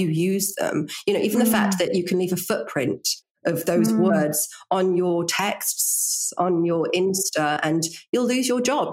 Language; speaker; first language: English; native; English